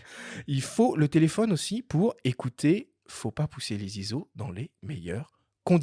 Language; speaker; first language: French; native; French